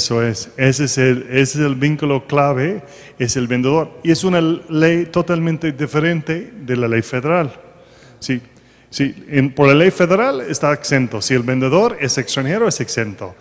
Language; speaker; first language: Spanish; non-native, fluent; English